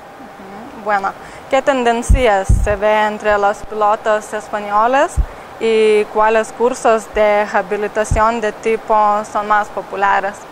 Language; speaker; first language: Spanish; non-native, learner; Lithuanian